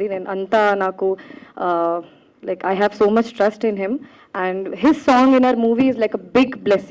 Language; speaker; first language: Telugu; non-native, fluent; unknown